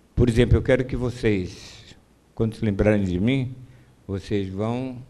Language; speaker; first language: Portuguese; native; Portuguese